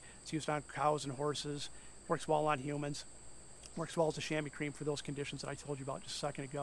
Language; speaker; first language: English; native; English